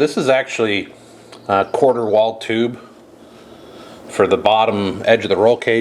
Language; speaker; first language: English; native; English